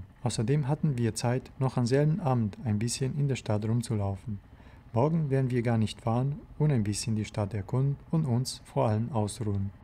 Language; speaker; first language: German; native; German